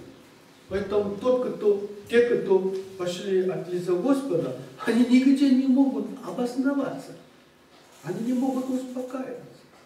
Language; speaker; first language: Russian; non-native, fluent; Korean